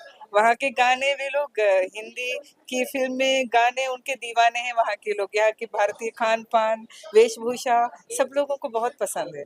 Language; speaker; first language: Hindi; non-native, fluent; Sinhala